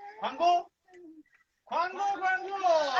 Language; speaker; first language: Korean; native; Korean